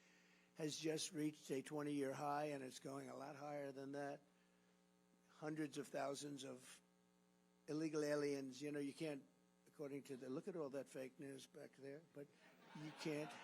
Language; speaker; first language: English; native; English